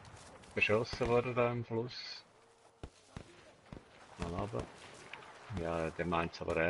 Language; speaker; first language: German; native; German